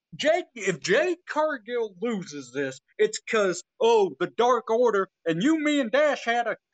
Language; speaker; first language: English; native; English